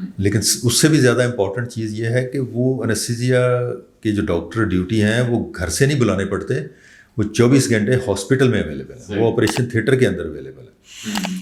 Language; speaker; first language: Urdu; native; Urdu